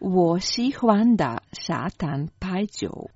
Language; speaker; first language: Chinese; non-native, learner; Croatian